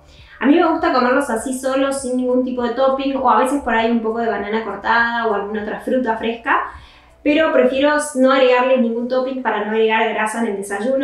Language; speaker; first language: Spanish; native; Spanish